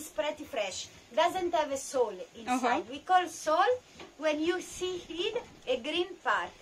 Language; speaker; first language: English; non-native, learner; Italian